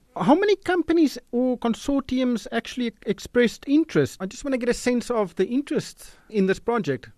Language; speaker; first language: English; non-native, local second language; Afrikaans